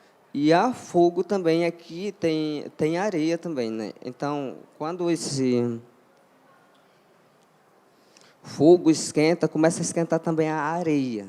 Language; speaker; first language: Portuguese; non-native, local second language; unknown